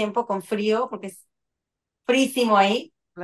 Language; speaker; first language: Spanish; native; Spanish